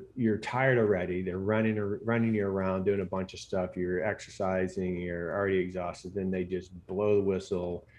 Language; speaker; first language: English; native; English